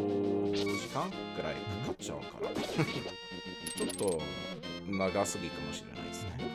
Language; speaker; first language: Japanese; non-native, fluent; English